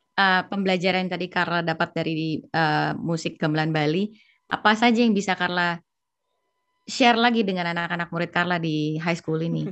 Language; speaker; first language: Indonesian; native; Indonesian